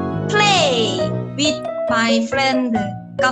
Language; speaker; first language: English; non-native, learner; Korean